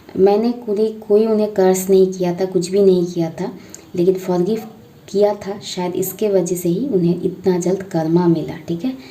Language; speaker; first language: Hindi; non-native, local second language; Bangla